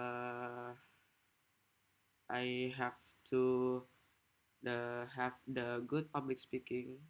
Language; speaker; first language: English; non-native, learner; Indonesian